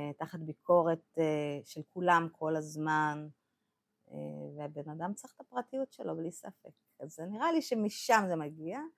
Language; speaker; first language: Hebrew; native; Hebrew